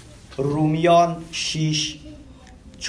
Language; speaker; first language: Persian; early bilingual, heritage; Persian